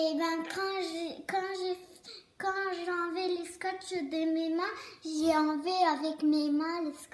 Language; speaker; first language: French; early bilingual, other home language; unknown